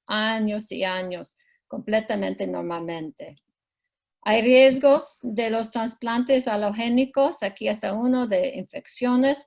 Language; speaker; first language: Spanish; non-native, fluent; English